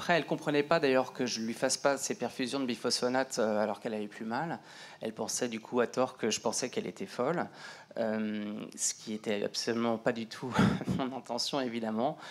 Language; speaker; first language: French; native; French